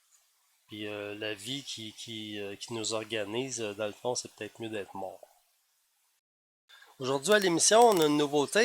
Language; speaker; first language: French; native; French